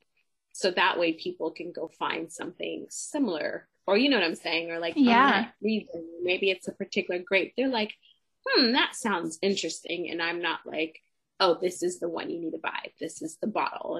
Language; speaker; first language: English; native; English